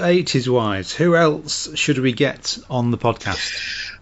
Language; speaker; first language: English; native; English